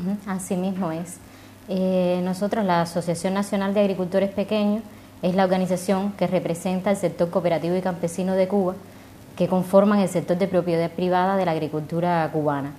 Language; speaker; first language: Spanish; native; Spanish